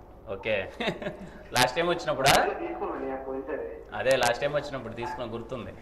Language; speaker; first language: Telugu; native; Telugu